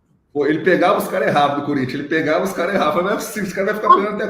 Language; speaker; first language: Portuguese; native; Portuguese